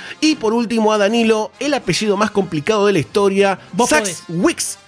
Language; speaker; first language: Spanish; native; Spanish